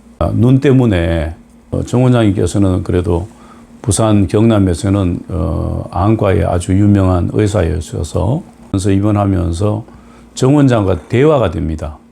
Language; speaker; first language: Korean; native; Korean